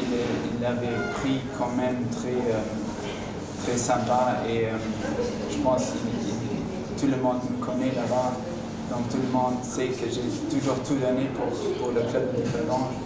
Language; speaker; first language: French; non-native, local second language; Luxembourgish